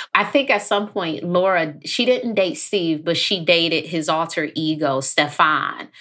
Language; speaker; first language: English; native; English